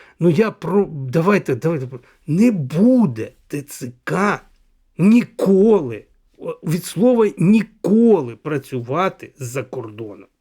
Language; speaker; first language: Ukrainian; non-native, local second language; Russian